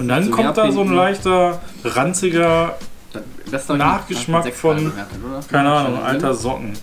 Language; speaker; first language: German; native; German